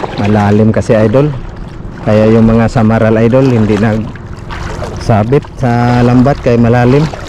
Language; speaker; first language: Filipino; non-native, local second language; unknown